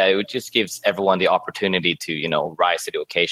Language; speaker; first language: English; non-native, fluent; Swedish